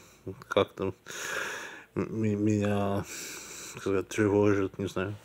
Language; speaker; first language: Russian; early bilingual, heritage; Russian